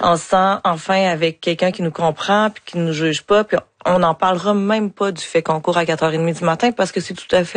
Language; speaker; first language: French; native; French